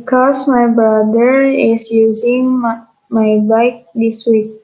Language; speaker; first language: English; non-native, learner; Indonesian